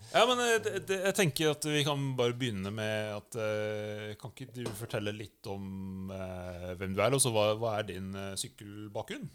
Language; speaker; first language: Norwegian; non-native, fluent; English